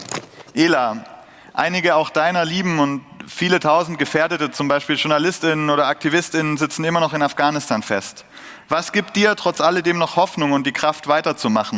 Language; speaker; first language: German; native; German